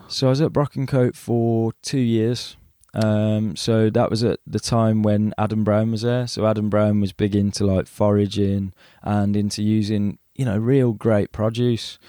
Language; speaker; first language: English; native; English